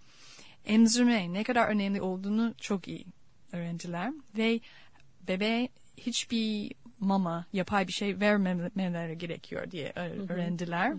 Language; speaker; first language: Turkish; non-native, fluent; English